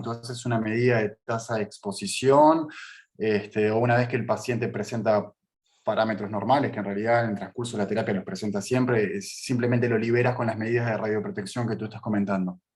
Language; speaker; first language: Spanish; native; Spanish